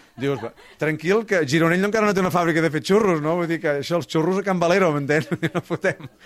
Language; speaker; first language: Catalan; native; Catalan